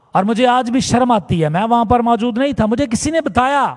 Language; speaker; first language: Urdu; non-native, local second language; Punjabi